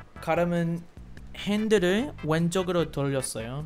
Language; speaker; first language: Korean; non-native, learner; English